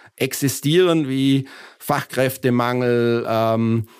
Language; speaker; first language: German; native; German